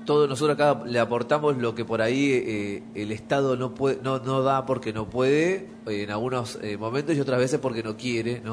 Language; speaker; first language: Spanish; native; Spanish